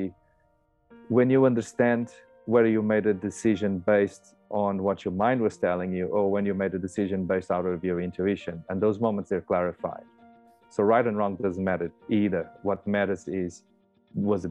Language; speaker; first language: English; non-native, fluent; Portuguese